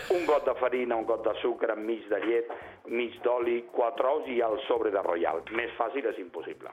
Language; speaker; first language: Catalan; native; Catalan